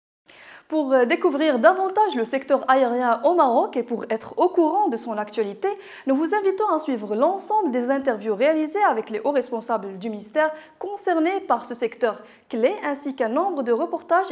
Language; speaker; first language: French; non-native, local second language; Arabic